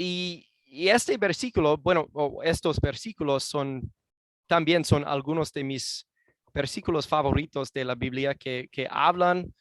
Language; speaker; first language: Spanish; non-native, fluent; English